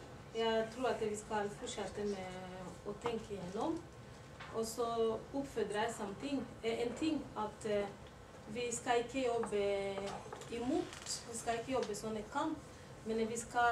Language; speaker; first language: Norwegian; non-native, learner; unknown